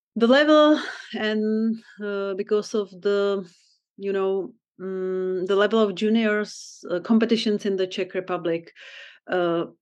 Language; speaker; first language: English; non-native, fluent; Czech